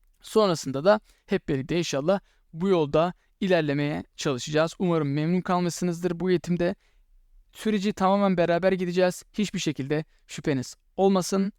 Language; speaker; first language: Turkish; native; Turkish